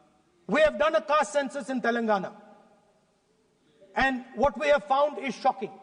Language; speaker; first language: English; non-native, local second language; Hindi